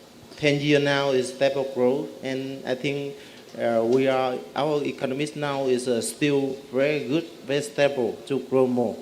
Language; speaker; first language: English; non-native, learner; Vietnamese